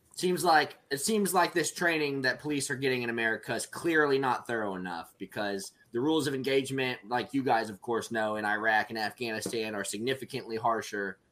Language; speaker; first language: English; native; English